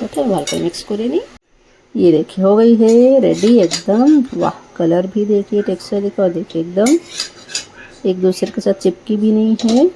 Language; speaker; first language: Hindi; non-native, local second language; Bangla